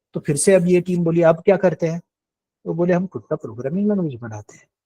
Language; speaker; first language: Hindi; non-native, local second language; Marathi